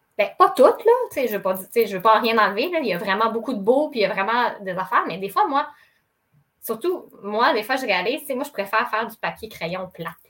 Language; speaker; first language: French; native; French